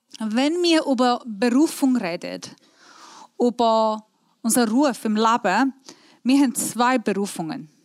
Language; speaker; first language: German; non-native, fluent; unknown